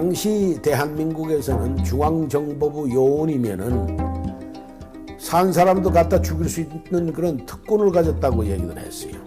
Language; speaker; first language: Korean; native; Korean